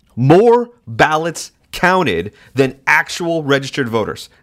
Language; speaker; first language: English; native; English